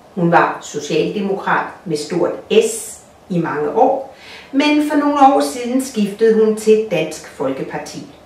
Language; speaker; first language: Danish; non-native, fluent; Russian